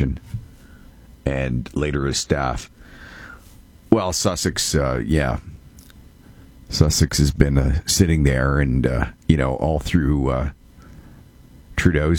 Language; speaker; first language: English; native; English